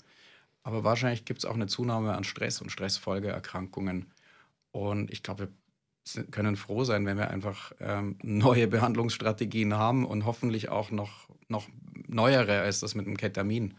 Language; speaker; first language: German; native; German